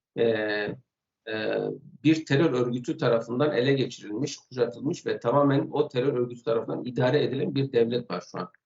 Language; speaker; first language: Turkish; non-native, local second language; Kurdish